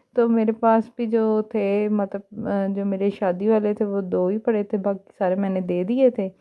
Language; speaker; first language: Urdu; native; Urdu